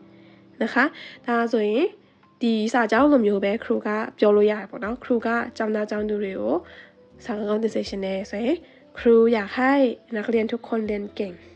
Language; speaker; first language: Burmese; native; Burmese